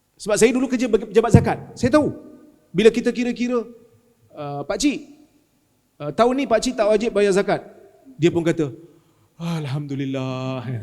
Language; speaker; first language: Malay; native; Malay